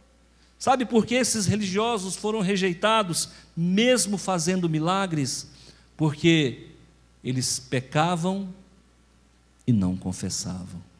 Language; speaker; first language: Portuguese; native; Portuguese